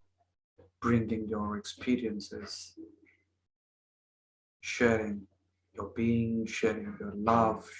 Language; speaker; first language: English; non-native, local second language; Hindi